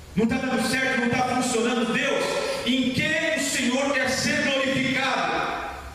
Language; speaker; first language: Portuguese; native; Portuguese